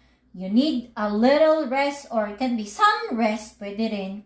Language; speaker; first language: English; non-native, local second language; Filipino